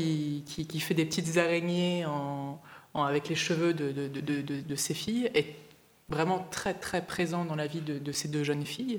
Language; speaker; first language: French; native; French